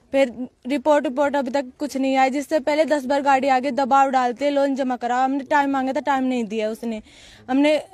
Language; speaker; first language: Hindi; native; Hindi